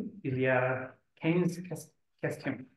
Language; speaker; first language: French; non-native, learner; English